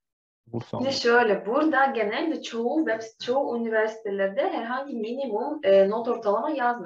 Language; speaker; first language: Turkish; non-native, fluent; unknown